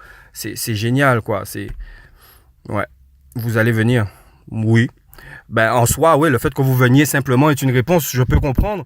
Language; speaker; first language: French; non-native, local second language; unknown